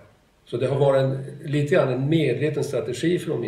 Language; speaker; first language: Swedish; native; Swedish